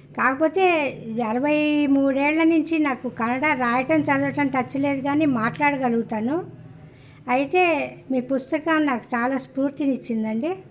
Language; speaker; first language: Telugu; native; Telugu